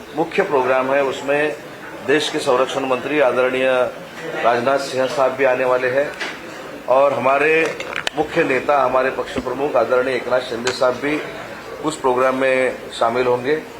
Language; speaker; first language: Hindi; non-native, local second language; Marathi